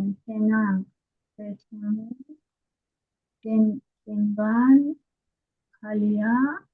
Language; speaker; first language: Indonesian; non-native, learner; Persian